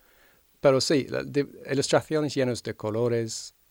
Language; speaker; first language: Spanish; non-native, fluent; English